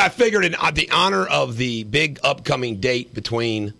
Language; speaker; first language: English; native; English